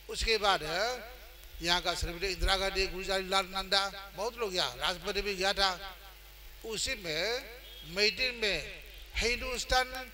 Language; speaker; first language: Hindi; non-native, fluent; Burmese